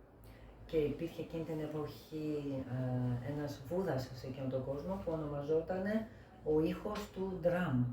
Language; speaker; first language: Greek; native; Greek